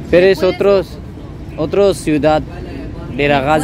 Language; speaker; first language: Spanish; non-native, learner; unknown